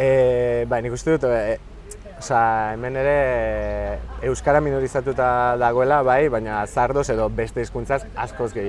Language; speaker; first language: Basque; non-native, fluent; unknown